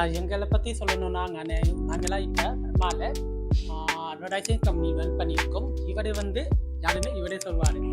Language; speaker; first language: Tamil; early bilingual, heritage; Tamil